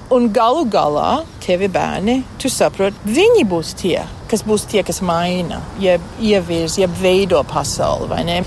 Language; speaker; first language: Latvian; native; Latvian